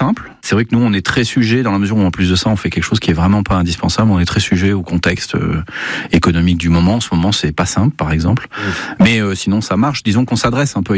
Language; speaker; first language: French; native; French